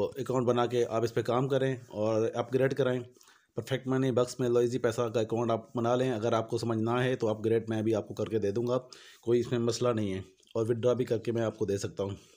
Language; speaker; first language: Urdu; non-native, local second language; Punjabi